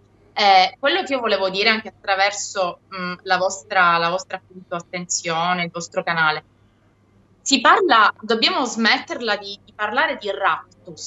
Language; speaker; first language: Italian; native; Italian